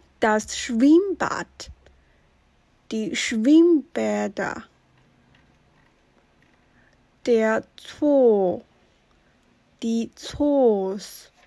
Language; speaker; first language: German; non-native, fluent; Chinese